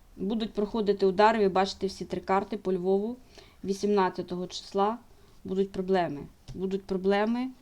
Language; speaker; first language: Ukrainian; non-native, local second language; Russian